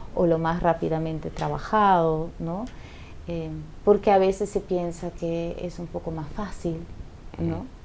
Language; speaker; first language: Spanish; non-native, fluent; Dutch